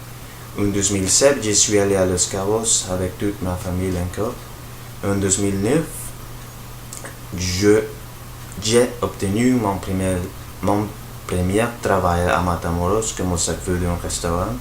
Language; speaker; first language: French; non-native, learner; Spanish